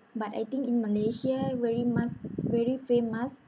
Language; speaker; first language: English; non-native, learner; Thai